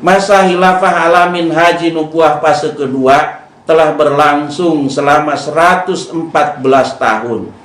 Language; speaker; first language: Indonesian; native; Indonesian